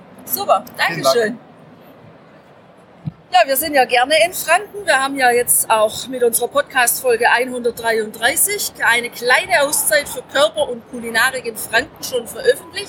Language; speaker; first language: German; native; German